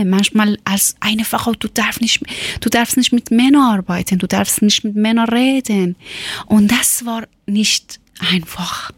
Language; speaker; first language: German; non-native, learner; Persian